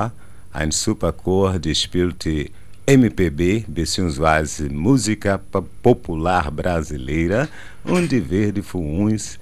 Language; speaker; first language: German; non-native, learner; Portuguese